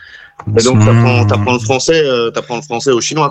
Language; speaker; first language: French; native; French